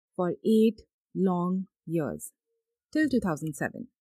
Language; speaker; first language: English; non-native, local second language; Hindi